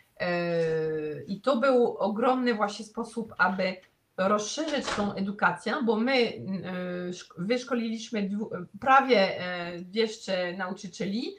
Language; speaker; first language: Polish; non-native, fluent; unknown